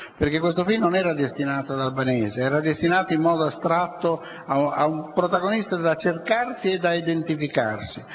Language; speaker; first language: Italian; native; Italian